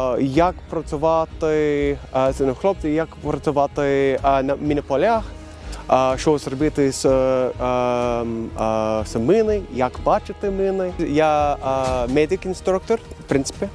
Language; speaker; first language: Ukrainian; non-native, learner; Swedish